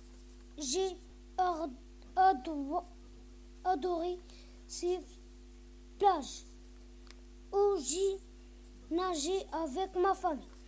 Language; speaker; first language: French; non-native, learner; Arabic